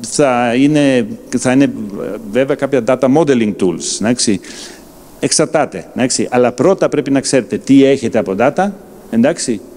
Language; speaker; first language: Greek; non-native, fluent; German